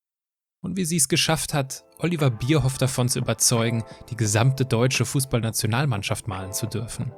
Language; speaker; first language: German; native; German